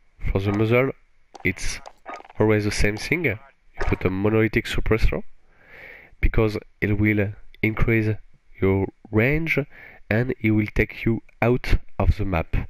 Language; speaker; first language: English; non-native, fluent; French